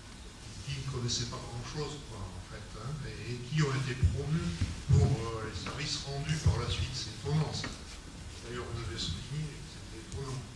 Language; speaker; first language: French; native; French